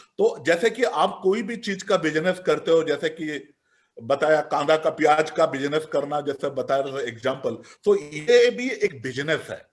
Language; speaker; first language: Hindi; non-native, local second language; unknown